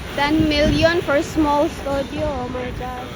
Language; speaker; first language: English; non-native, local second language; Filipino